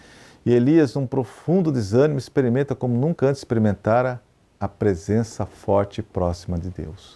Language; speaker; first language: Portuguese; native; Portuguese